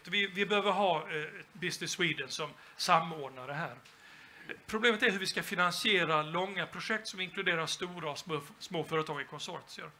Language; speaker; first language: Swedish; native; Swedish